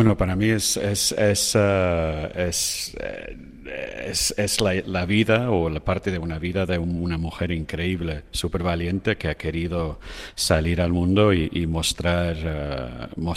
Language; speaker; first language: Spanish; non-native, fluent; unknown